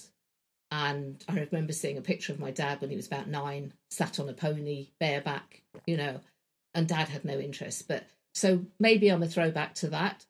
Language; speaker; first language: English; native; English